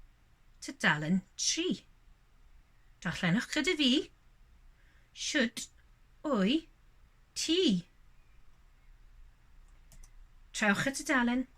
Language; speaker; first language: Welsh; non-native, local second language; English